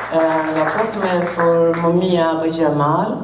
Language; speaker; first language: Italian; non-native, learner; Swedish